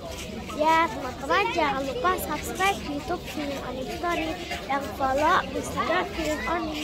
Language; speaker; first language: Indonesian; early bilingual, heritage; Indonesian